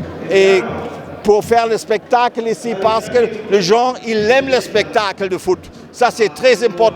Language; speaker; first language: French; non-native, learner; German